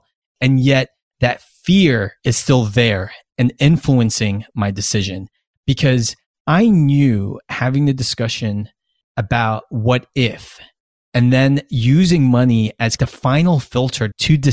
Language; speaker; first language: English; native; English